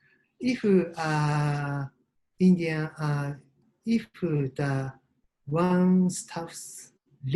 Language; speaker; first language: English; non-native, learner; Japanese